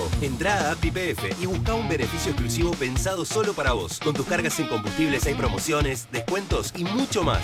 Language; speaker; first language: Spanish; native; Spanish